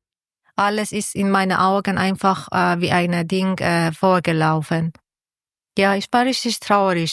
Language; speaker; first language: German; non-native, fluent; Persian